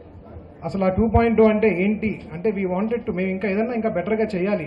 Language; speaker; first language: Telugu; native; Telugu